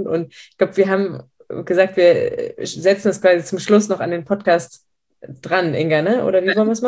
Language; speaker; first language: German; native; German